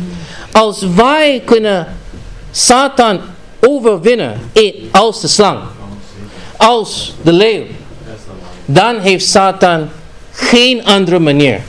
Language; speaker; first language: Dutch; non-native, fluent; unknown